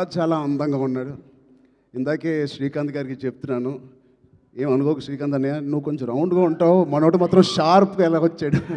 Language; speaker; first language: Telugu; native; Telugu